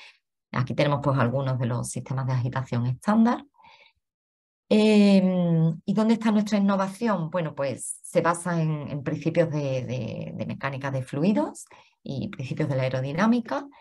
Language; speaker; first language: Spanish; native; Spanish